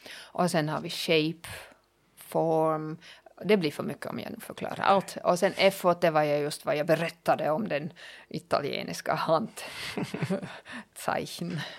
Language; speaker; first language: Swedish; non-native, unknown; German